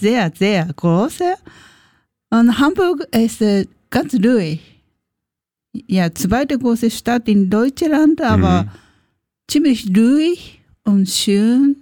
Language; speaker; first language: German; non-native, learner; Japanese